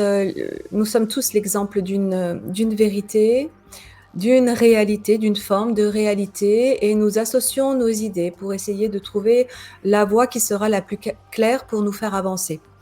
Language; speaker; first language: French; native; French